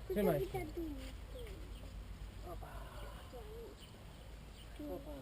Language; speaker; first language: Polish; native; Polish